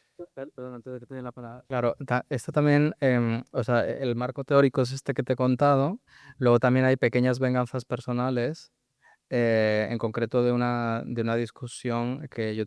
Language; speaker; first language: Spanish; native; Spanish